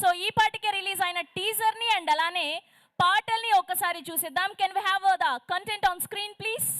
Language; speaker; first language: Telugu; native; Telugu